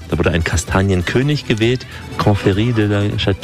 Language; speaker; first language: German; native; German